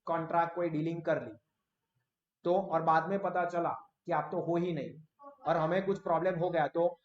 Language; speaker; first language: Hindi; non-native, local second language; Gujarati